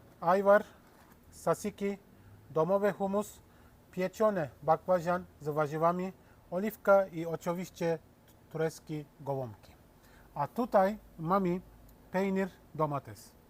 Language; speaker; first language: Polish; non-native, learner; Turkish